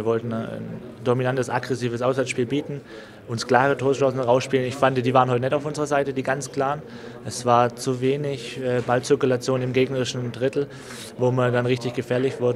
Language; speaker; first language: German; native; German